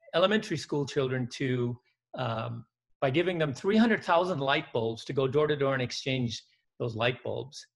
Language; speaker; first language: English; early bilingual, other home language; Dutch